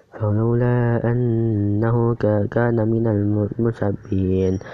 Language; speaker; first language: Arabic; non-native, learner; Indonesian